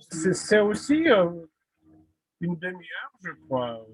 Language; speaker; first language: French; non-native, fluent; Russian